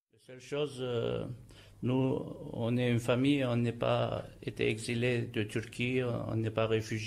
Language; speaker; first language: French; non-native, fluent; Turkish